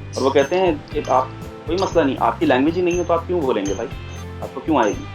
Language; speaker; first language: Urdu; non-native, local second language; Punjabi